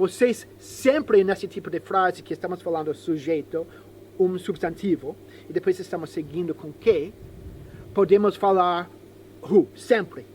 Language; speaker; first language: Portuguese; non-native, fluent; English